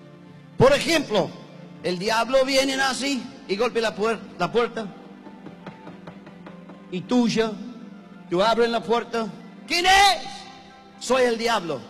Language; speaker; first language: Spanish; non-native, learner; English